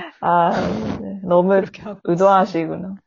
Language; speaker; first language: Korean; non-native, learner; Japanese